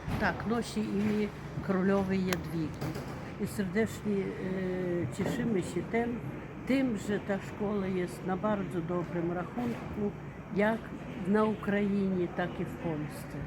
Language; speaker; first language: Polish; early bilingual, heritage; Polish